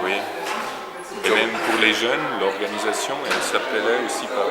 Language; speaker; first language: French; non-native, fluent; German